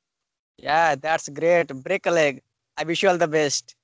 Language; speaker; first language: English; non-native, learner; Hindi